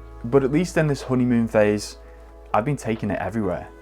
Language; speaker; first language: English; native; English